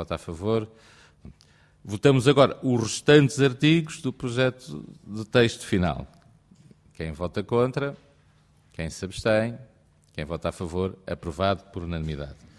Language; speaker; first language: Portuguese; native; Portuguese